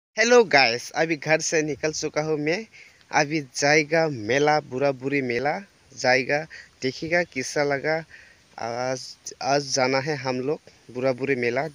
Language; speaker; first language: Hindi; non-native, local second language; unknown